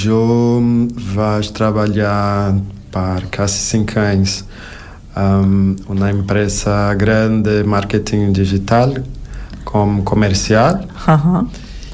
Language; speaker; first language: Catalan; non-native, learner; Portuguese